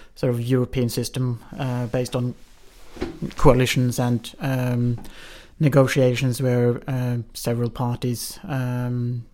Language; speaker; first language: English; non-native, fluent; Norwegian